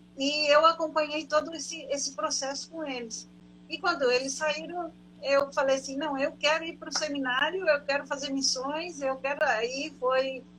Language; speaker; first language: Portuguese; native; Portuguese